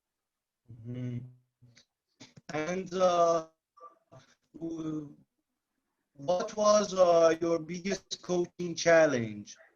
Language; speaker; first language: English; non-native, learner; Persian